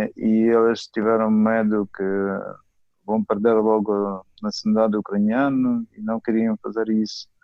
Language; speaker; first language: Portuguese; non-native, fluent; Ukrainian